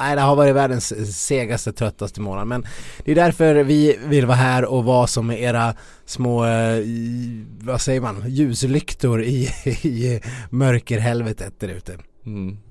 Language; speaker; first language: Swedish; native; Swedish